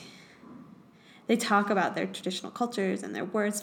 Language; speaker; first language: English; native; English